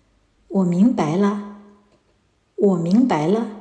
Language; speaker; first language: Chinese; non-native, fluent; Kazakh